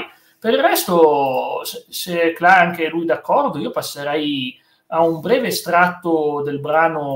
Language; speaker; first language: Italian; native; Italian